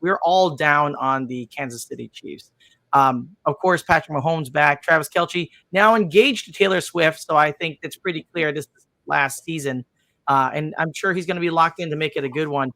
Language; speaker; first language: English; native; English